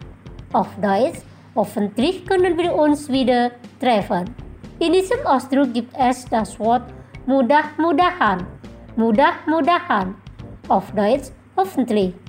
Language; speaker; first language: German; non-native, fluent; Indonesian